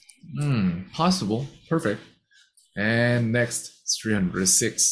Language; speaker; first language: English; non-native, fluent; Korean